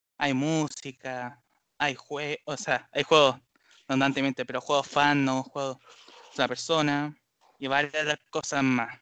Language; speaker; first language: Spanish; non-native, learner; Japanese